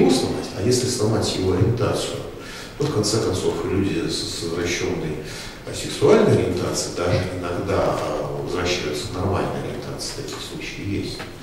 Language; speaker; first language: Russian; native; Russian